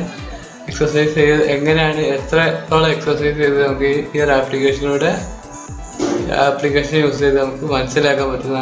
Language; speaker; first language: Malayalam; native; Malayalam